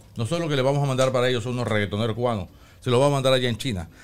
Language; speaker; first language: Spanish; native; Spanish